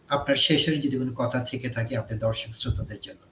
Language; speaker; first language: Bangla; native; Bangla